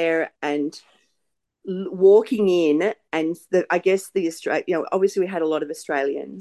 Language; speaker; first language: English; native; English